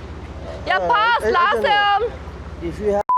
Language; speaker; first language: German; non-native, fluent; Mongolian